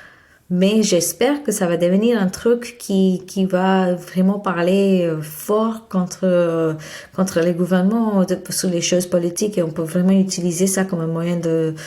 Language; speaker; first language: French; non-native, fluent; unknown